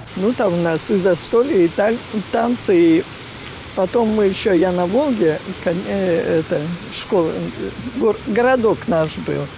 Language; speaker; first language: Russian; native; Russian